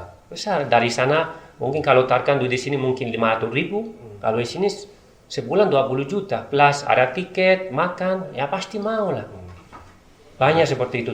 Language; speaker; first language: Indonesian; non-native, learner; Spanish